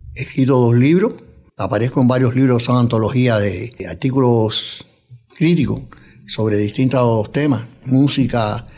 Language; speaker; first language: Spanish; native; Spanish